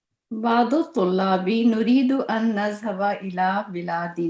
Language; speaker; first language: Arabic; non-native, learner; Hindi